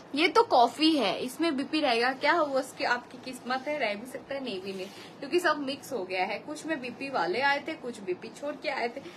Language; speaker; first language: Hindi; non-native, local second language; Bangla